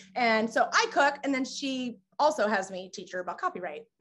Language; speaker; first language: English; native; English